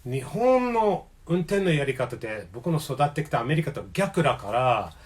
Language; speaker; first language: Japanese; non-native, fluent; English